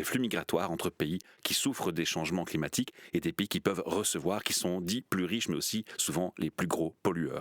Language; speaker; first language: French; native; French